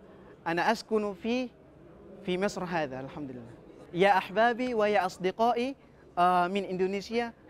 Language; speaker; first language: Arabic; non-native, fluent; Indonesian